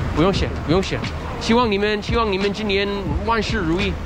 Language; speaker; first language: Chinese; non-native, fluent; English